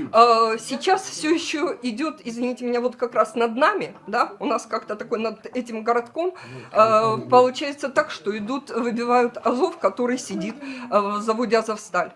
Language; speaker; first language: Russian; native; Russian